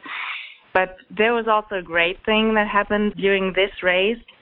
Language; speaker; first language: English; non-native, fluent; German